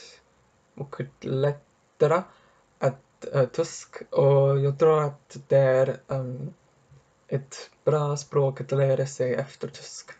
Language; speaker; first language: Swedish; non-native, learner; English